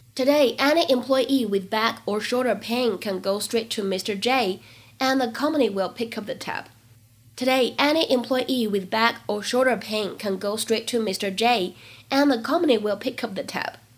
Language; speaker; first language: English; non-native, fluent; Chinese